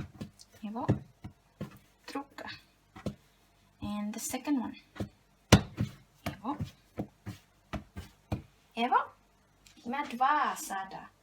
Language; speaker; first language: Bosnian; non-native, learner; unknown